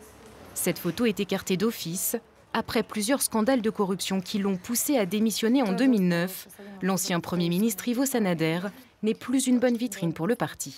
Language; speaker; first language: French; native; French